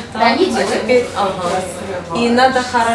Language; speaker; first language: Russian; non-native, local second language; Ukrainian